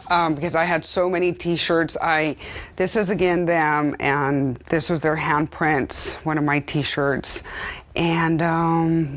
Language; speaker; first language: English; early bilingual, other home language; Spanish